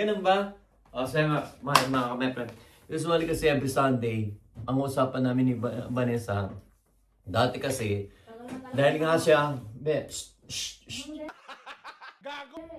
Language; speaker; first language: Filipino; native; Filipino